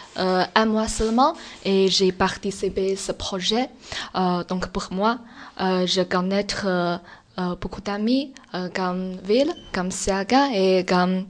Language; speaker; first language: French; non-native, learner; Chinese